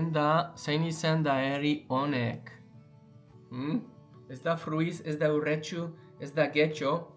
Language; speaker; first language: Basque; non-native, learner; English